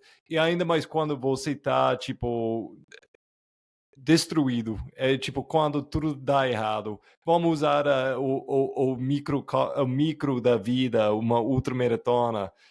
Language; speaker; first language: Portuguese; non-native, fluent; English